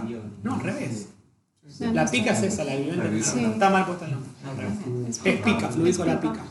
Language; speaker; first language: Spanish; native; Spanish